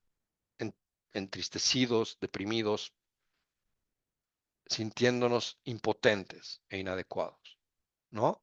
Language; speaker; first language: Spanish; native; Spanish